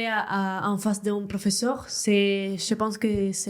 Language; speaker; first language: French; non-native, learner; Spanish